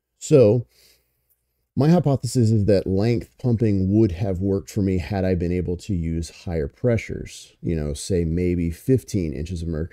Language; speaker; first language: English; native; English